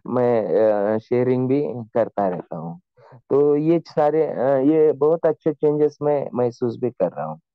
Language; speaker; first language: Hindi; non-native, local second language; Marathi